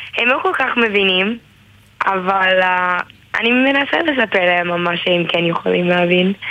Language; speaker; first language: Hebrew; non-native, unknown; English